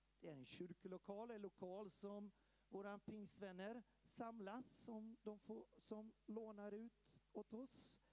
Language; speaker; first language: Swedish; early bilingual, heritage; Swedish